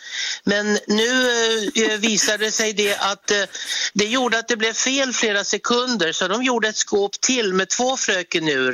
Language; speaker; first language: Swedish; native; Swedish